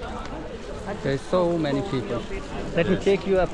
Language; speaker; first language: English; non-native, learner; Hindi